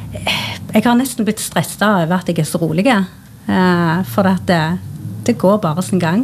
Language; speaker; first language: Norwegian; native; Norwegian